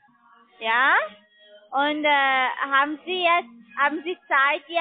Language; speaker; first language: German; non-native, learner; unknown